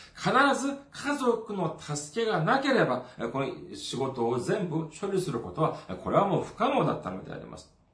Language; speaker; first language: Japanese; non-native, fluent; Korean